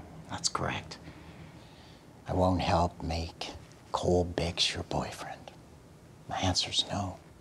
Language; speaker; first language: English; native; English